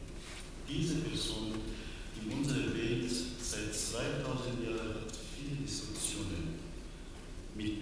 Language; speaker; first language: German; non-native, learner; Persian